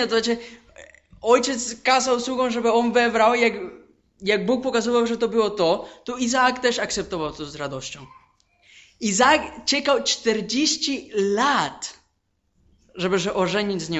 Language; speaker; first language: Polish; non-native, fluent; Spanish